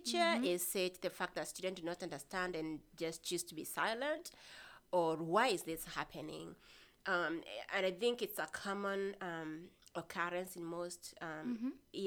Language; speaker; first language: English; non-native, local second language; Meru